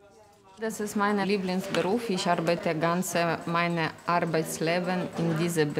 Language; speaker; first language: German; non-native, learner; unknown